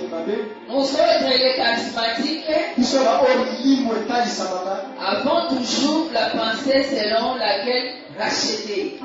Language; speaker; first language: French; non-native, local second language; Lingala